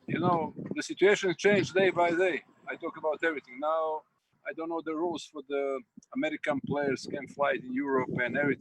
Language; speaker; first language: English; non-native, learner; Serbian